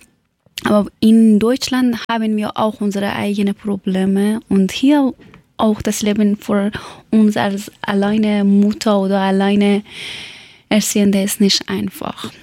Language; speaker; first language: German; non-native, learner; Persian